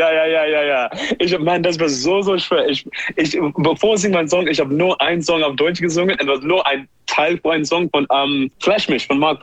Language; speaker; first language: German; non-native, learner; English